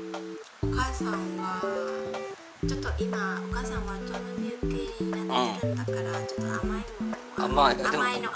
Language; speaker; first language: Japanese; non-native, learner; Vietnamese